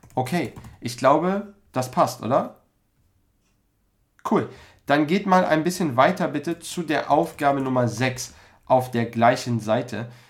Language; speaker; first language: German; native; German